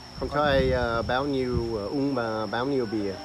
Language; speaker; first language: Vietnamese; non-native, fluent; French